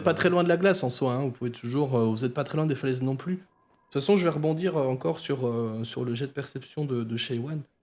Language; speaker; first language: French; native; French